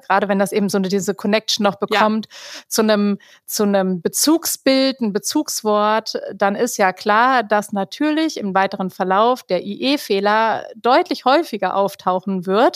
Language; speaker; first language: German; native; German